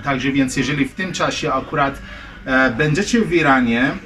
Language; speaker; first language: Polish; non-native, learner; Persian